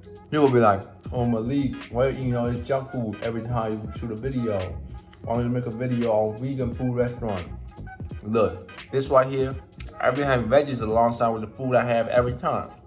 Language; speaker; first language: English; non-native, fluent; Chinese